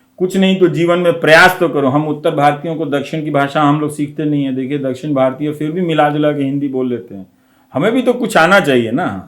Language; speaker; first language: Hindi; non-native, local second language; Bhojpuri